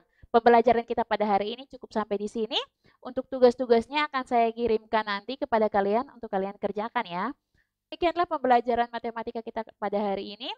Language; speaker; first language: Indonesian; native; Indonesian